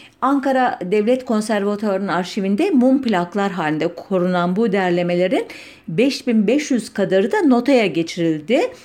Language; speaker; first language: Turkish; native; Turkish